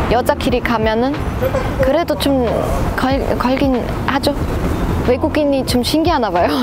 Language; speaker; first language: Korean; non-native, fluent; German